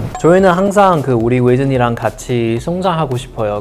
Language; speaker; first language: Korean; non-native, fluent; Chinese